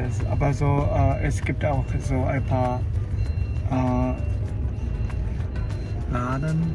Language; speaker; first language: German; non-native, fluent; Chinese